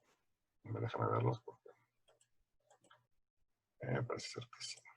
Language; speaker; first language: Spanish; native; Spanish